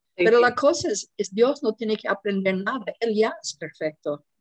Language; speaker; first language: Spanish; non-native, fluent; English